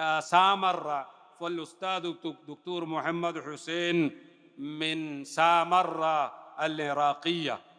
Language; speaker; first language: Arabic; non-native, fluent; Malayalam